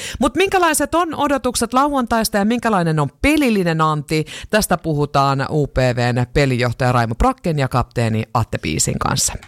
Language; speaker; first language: Finnish; native; Finnish